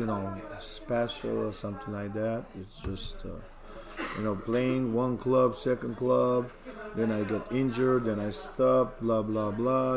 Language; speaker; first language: English; non-native, fluent; Serbian